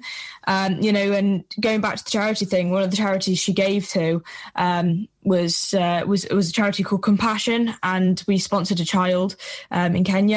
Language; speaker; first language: English; native; English